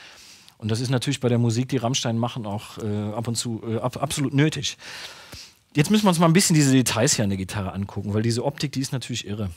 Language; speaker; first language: German; native; German